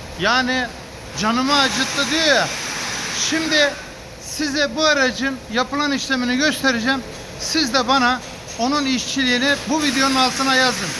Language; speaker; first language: Turkish; native; Turkish